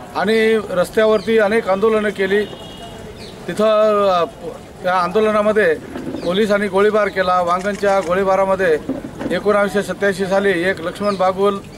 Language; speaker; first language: Marathi; non-native, local second language; Kukna